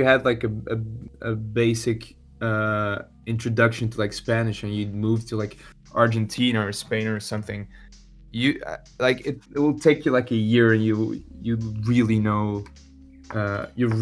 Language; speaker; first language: English; non-native, fluent; Dutch